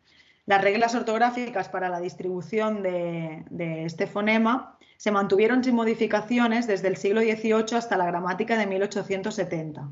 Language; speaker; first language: Spanish; native; Spanish